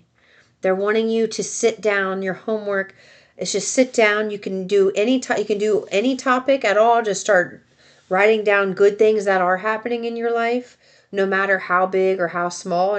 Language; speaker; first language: English; native; English